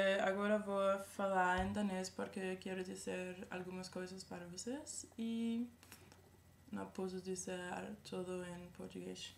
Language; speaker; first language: Portuguese; non-native, learner; Danish